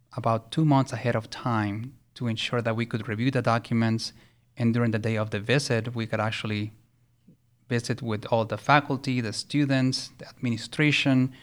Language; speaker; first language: English; early bilingual, other home language; Spanish